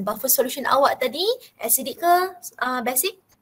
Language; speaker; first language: English; non-native, local second language; Malay